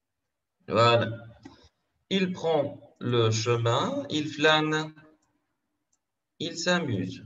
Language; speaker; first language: French; non-native, local second language; Arabic